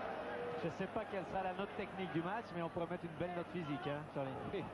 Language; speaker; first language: French; native; French